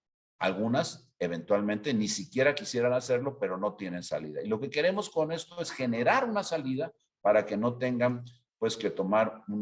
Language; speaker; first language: Spanish; native; Spanish